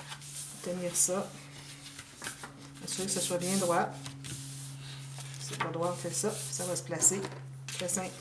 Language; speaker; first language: French; native; French